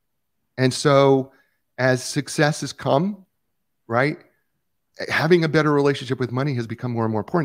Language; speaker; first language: English; native; English